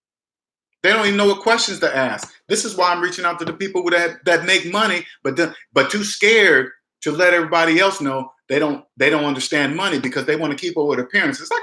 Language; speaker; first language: English; native; English